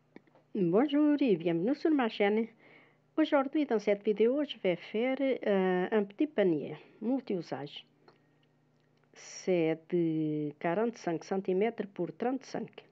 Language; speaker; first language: French; non-native, fluent; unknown